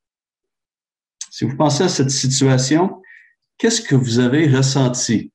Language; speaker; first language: French; native; French